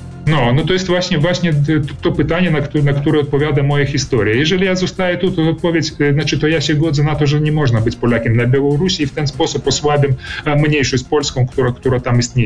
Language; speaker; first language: Polish; early bilingual, heritage; Polish